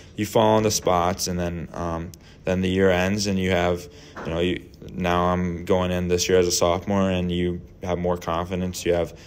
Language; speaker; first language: English; native; English